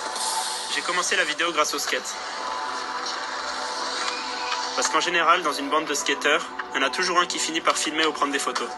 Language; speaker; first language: French; native; French